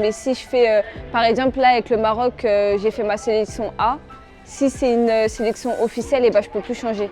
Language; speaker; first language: French; early bilingual, other home language; Arabic